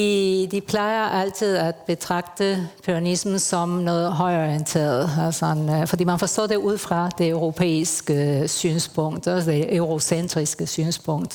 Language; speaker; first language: Danish; non-native, fluent; Spanish